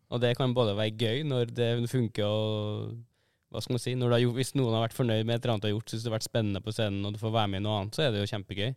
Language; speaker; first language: Norwegian; native; Norwegian